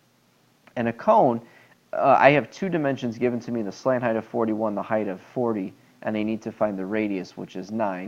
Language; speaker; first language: English; native; English